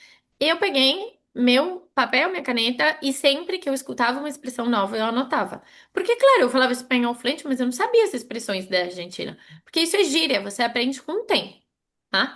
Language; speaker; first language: Portuguese; non-native, fluent; Spanish